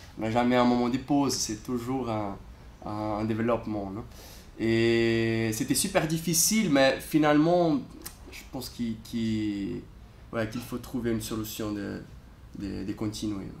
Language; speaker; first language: French; non-native, fluent; Portuguese